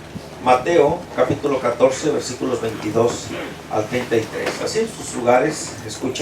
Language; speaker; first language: Spanish; native; Spanish